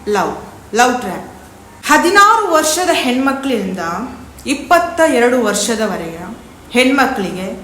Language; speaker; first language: Kannada; native; Kannada